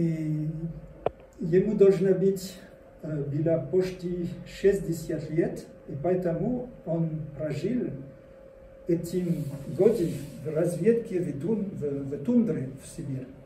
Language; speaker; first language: Russian; non-native, learner; French